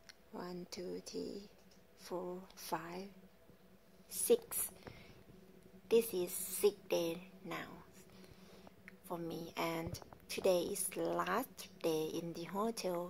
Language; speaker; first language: English; non-native, learner; Thai